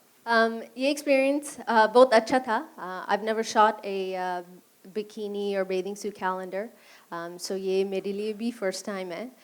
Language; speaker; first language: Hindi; non-native, learner; English